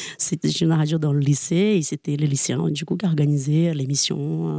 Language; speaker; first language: French; non-native, fluent; Portuguese